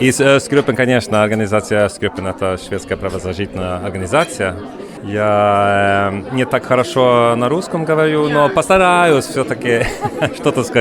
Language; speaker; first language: Russian; non-native, learner; Swedish